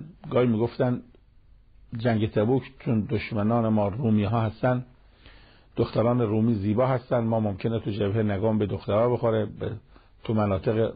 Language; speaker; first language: Persian; native; Persian